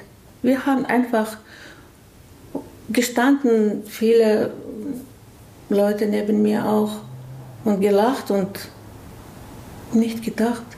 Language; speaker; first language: German; non-native, learner; Chechen